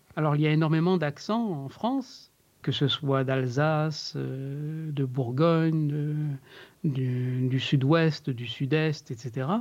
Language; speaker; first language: French; native; French